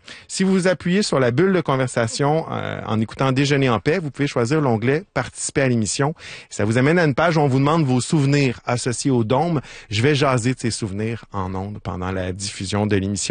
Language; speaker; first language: French; native; French